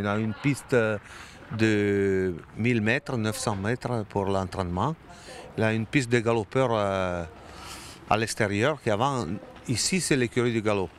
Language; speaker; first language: French; non-native, learner; Italian